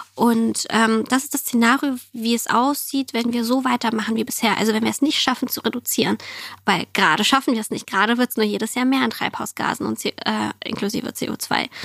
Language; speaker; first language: German; early bilingual, other home language; Russian